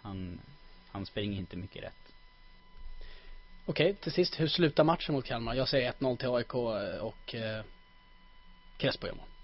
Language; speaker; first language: Swedish; native; Swedish